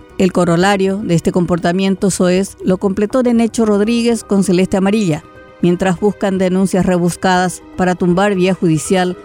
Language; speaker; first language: Spanish; native; Spanish